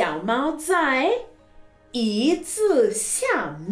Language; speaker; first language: Chinese; non-native, fluent; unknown